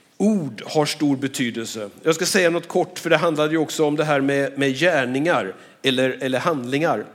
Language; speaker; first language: Swedish; native; Swedish